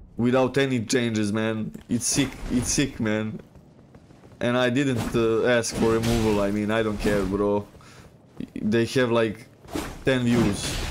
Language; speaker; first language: English; non-native, fluent; Serbian